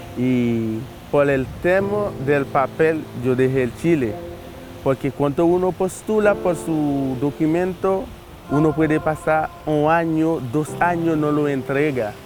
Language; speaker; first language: Spanish; non-native, learner; Haitian Creole